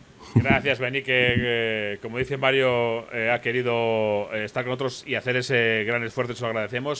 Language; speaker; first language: Spanish; native; Spanish